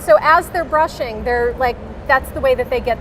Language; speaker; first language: English; native; English